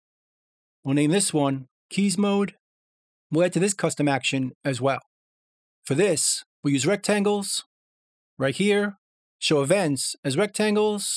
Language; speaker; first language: English; native; English